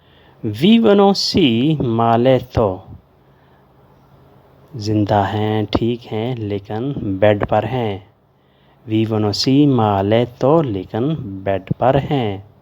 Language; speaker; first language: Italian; non-native, learner; Urdu